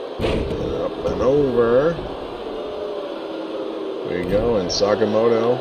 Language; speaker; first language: English; native; English